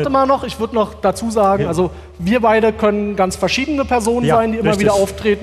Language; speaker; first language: German; native; German